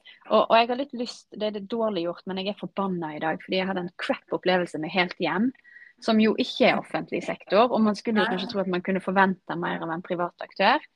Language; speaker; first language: Norwegian; native; Norwegian